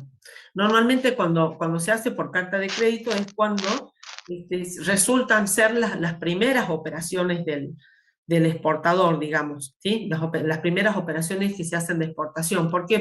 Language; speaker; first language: Spanish; native; Spanish